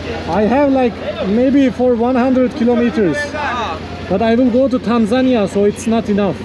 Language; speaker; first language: English; non-native, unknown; Turkish